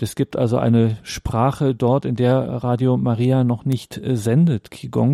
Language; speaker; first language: German; native; German